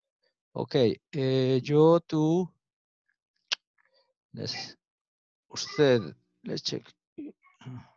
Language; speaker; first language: English; non-native, learner; Spanish